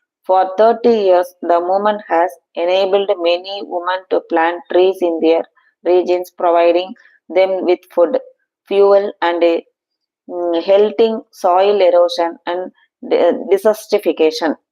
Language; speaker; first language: English; non-native, local second language; Tamil